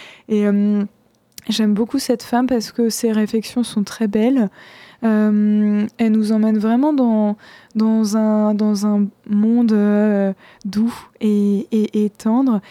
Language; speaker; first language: French; native; French